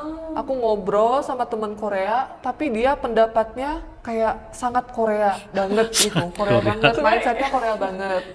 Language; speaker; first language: Indonesian; early bilingual, other home language; Korean